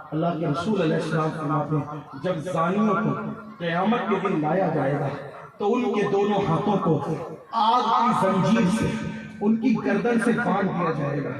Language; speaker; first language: Urdu; native; Urdu